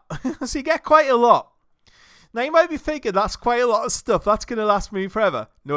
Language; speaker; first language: English; native; English